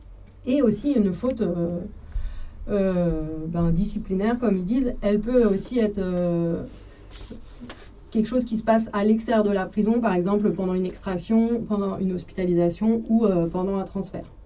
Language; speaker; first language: French; native; French